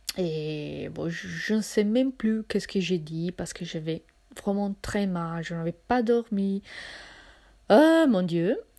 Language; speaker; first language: French; non-native, fluent; Italian